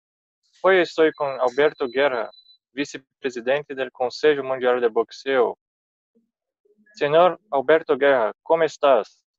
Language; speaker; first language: Spanish; non-native, fluent; Portuguese